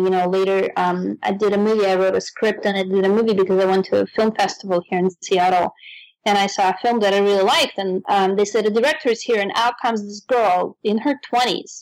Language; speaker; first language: English; non-native, fluent; Russian